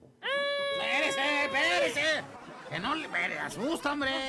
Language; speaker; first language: Spanish; native; Spanish